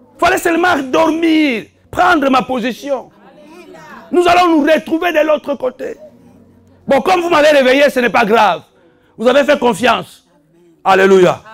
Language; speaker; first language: French; non-native, fluent; Lingala